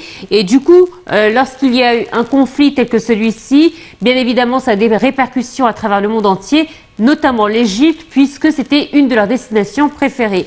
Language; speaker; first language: French; non-native, fluent; Arabic